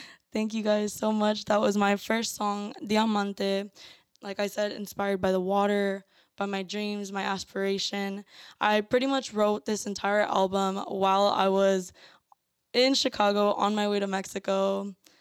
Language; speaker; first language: English; early bilingual, other home language; Spanish